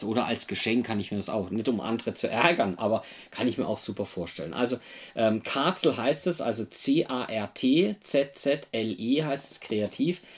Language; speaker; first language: German; native; German